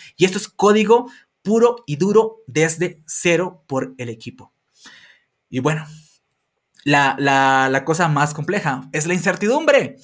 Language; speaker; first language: Spanish; native; Spanish